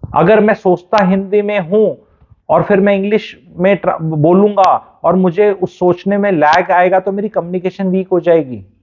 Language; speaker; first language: Hindi; native; Hindi